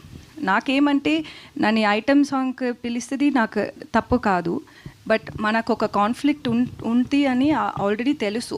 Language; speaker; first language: Telugu; non-native, learner; Tamil